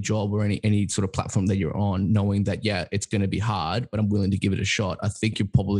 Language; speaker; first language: English; native; English